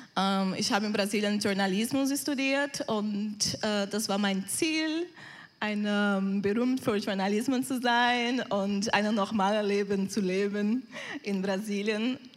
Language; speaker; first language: German; non-native, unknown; Portuguese